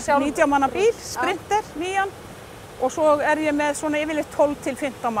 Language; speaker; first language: Icelandic; native; Icelandic